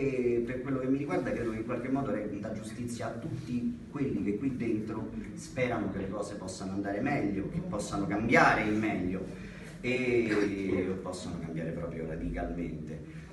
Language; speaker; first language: Italian; native; Italian